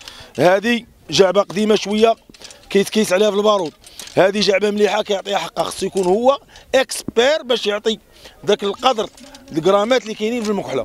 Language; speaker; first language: Arabic; native; Arabic